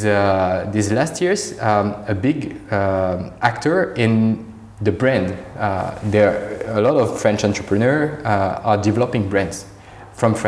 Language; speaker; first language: English; non-native, fluent; French